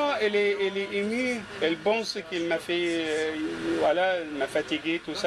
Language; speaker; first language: French; non-native, fluent; Arabic